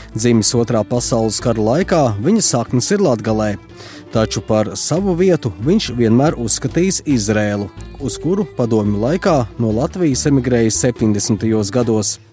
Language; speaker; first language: Latvian; native; Latvian